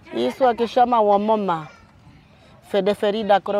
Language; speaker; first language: Portuguese; non-native, local second language; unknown